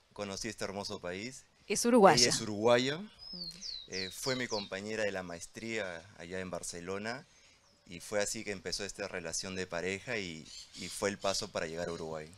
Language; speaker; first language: Spanish; native; Spanish